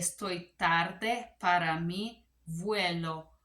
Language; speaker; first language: Spanish; non-native, learner; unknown